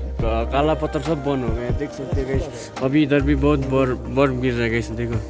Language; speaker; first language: Hindi; non-native, local second language; Nepali